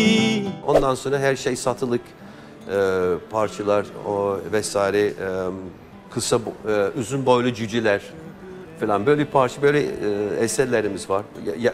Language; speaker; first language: Turkish; non-native, fluent; English